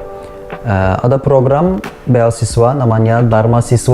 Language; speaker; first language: Indonesian; non-native, learner; Turkish